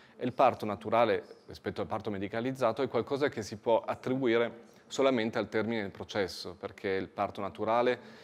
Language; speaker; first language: Italian; native; Italian